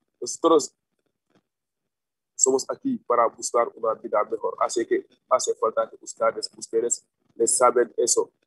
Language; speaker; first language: Spanish; non-native, learner; Wolof